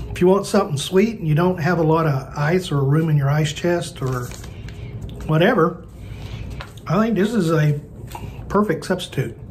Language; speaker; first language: English; native; English